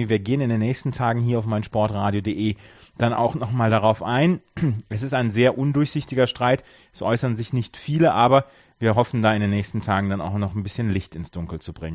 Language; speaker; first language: German; native; German